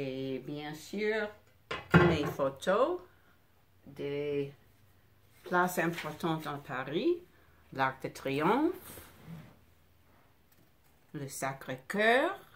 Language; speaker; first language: French; non-native, fluent; English